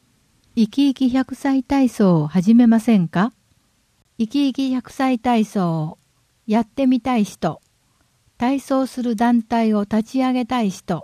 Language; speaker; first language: Japanese; native; Japanese